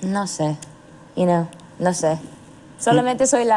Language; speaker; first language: Spanish; non-native, learner; English